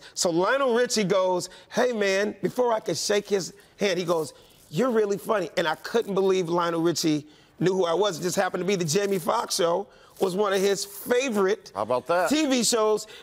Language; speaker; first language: English; native; English